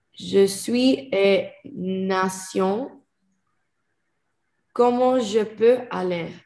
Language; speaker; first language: French; non-native, learner; English